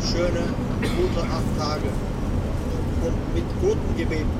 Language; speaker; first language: German; non-native, learner; Turkish